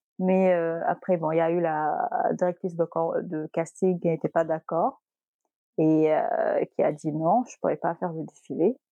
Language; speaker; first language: French; non-native, local second language; Wolof